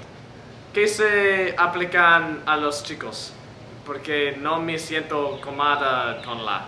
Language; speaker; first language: Spanish; non-native, learner; English